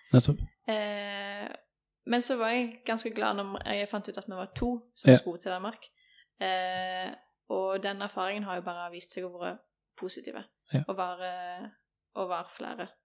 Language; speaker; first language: Norwegian; native; Norwegian